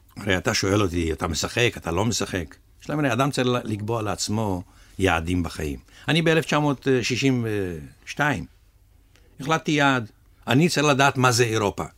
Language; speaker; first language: Hebrew; early bilingual, other home language; Russian